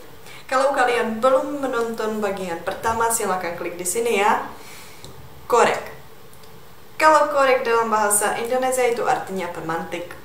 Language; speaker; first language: Indonesian; non-native, fluent; Czech